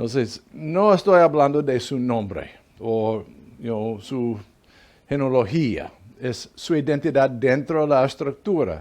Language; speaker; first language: Spanish; non-native, fluent; English